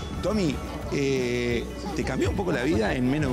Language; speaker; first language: Spanish; native; Spanish